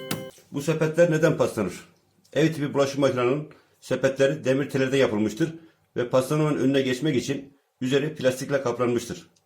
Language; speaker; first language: Turkish; native; Turkish